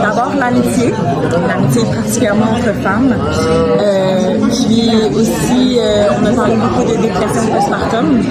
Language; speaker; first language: French; native; French